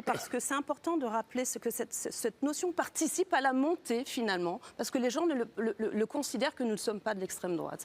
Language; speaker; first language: French; native; French